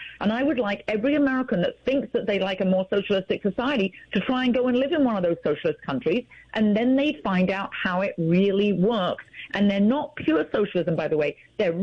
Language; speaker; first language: English; native; English